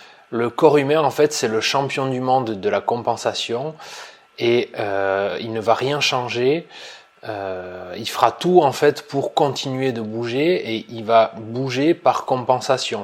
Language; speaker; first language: French; native; French